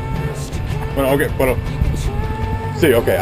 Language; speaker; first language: Spanish; non-native, learner; English